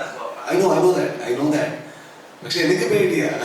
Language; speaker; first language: Malayalam; non-native, learner; Kannada